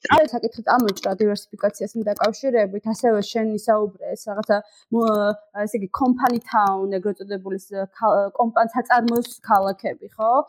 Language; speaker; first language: Georgian; native; Georgian